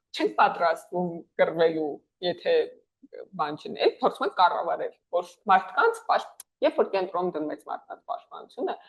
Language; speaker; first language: Armenian; native; Armenian